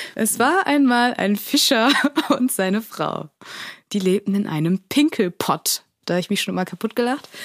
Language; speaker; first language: German; early bilingual, other home language; Portuguese